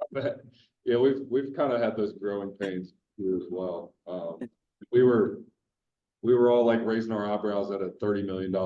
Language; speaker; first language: English; native; English